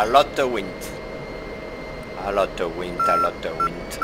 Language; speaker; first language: English; non-native, learner; French